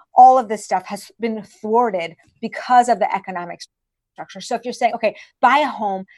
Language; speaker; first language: English; early bilingual, other home language; Persian